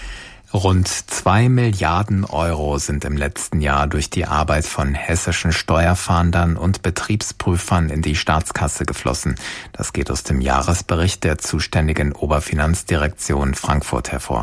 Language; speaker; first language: German; native; German